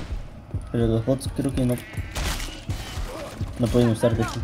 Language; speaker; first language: Spanish; native; Spanish